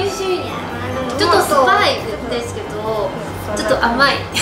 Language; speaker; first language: Japanese; non-native, learner; Chinese